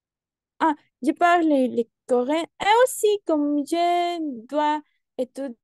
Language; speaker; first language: French; non-native, learner; Spanish